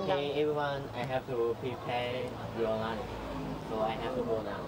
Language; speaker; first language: English; non-native, learner; Thai